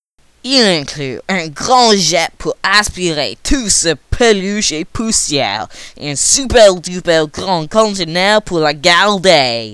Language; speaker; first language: French; non-native, learner; English